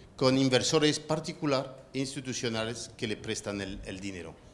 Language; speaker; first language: Spanish; non-native, fluent; French